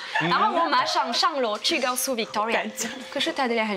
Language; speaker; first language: Chinese; non-native, fluent; French